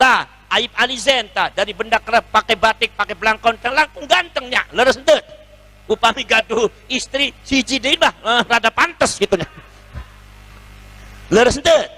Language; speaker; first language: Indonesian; non-native, local second language; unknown